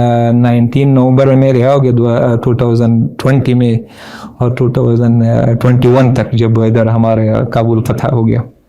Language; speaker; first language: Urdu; non-native, learner; Pashto